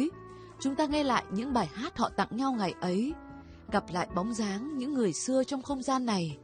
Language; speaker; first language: Vietnamese; native; Vietnamese